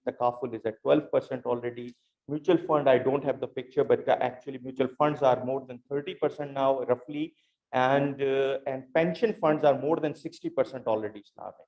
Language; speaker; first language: English; non-native, local second language; Urdu